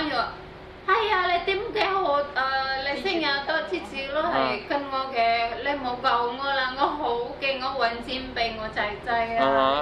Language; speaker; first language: Chinese; non-native, learner; Indonesian